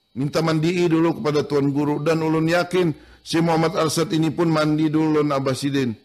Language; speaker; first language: Indonesian; non-native, local second language; Banjar